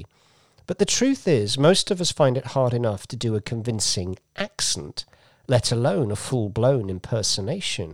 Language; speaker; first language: English; native; English